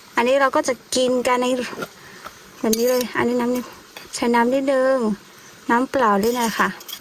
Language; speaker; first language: Thai; non-native, local second language; Karen languages